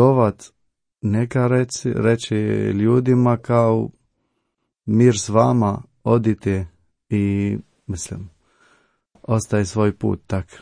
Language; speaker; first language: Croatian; non-native, learner; Arabic